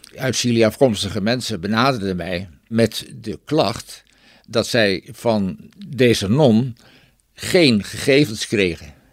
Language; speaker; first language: Dutch; native; Dutch